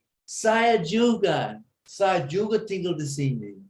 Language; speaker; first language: Indonesian; non-native, fluent; English